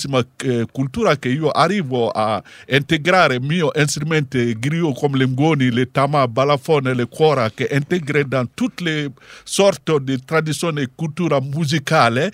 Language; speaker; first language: Italian; non-native, learner; Bambara